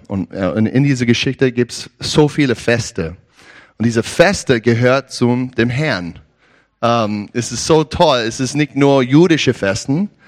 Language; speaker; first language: German; non-native, learner; English